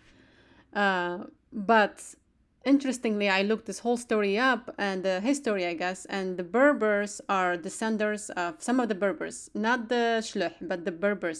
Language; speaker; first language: English; non-native, fluent; Arabic